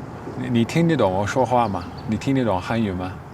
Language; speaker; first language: Chinese; non-native, fluent; Dutch